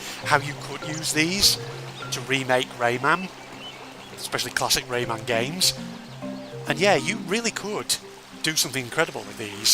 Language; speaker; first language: English; native; English